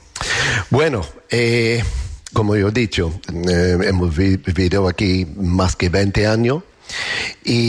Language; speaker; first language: Spanish; non-native, learner; English